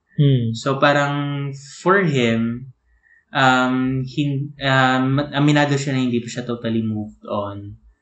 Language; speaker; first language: Filipino; native; Filipino